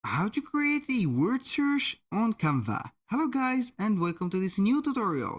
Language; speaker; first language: English; non-native, fluent; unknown